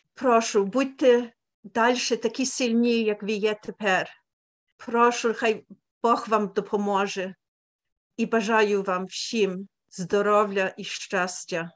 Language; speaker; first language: Ukrainian; early bilingual, heritage; Ukrainian